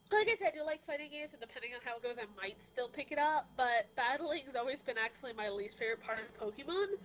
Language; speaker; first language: English; native; English